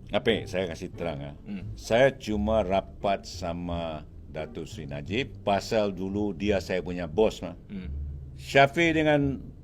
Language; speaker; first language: Malay; native; Malay